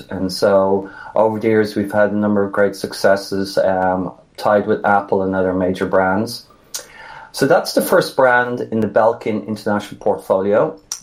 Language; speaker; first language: English; native; English